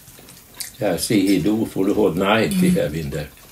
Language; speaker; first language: English; non-native, learner; Swedish